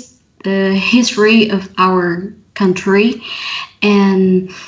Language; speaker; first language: English; non-native, learner; Vietnamese